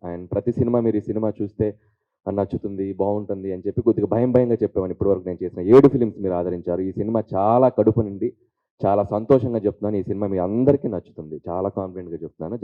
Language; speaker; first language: Telugu; native; Telugu